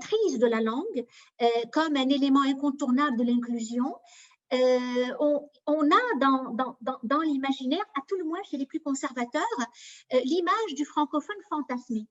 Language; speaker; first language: French; native; French